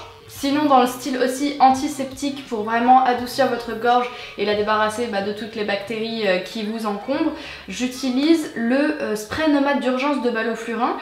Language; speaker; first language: French; native; French